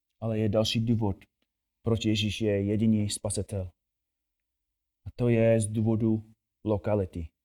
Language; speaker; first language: Czech; non-native, fluent; English